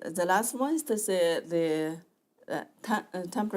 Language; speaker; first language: English; non-native, learner; Chinese